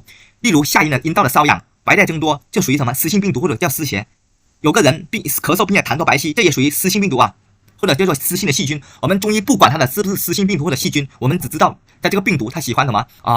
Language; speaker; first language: Chinese; native; Chinese